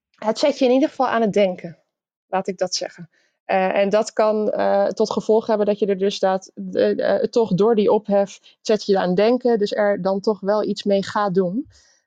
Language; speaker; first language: Dutch; native; Dutch